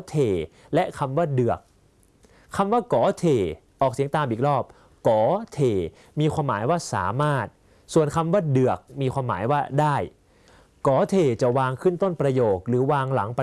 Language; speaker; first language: Thai; native; Thai